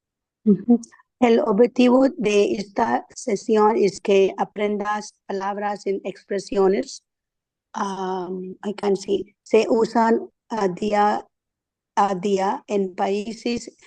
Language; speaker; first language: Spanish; non-native, learner; English